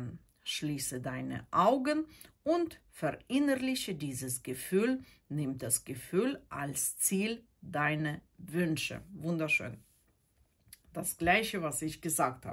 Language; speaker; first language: German; non-native, fluent; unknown